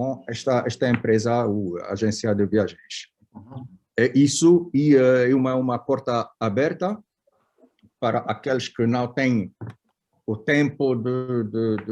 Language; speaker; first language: Portuguese; non-native, fluent; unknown